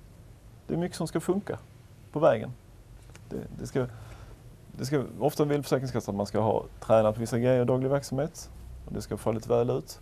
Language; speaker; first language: Swedish; native; Swedish